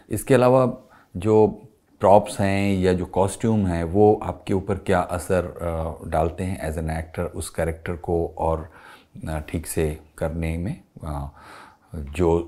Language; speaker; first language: Hindi; native; Hindi